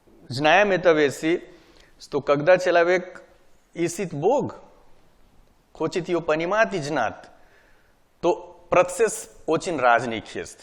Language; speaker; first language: Russian; non-native, learner; Hindi